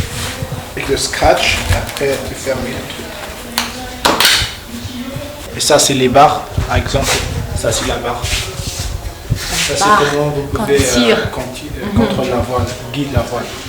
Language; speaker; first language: French; non-native, learner; Malagasy